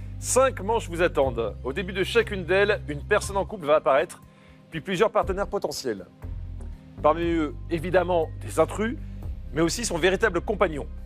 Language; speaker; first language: French; native; French